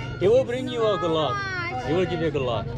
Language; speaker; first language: English; non-native, fluent; Korean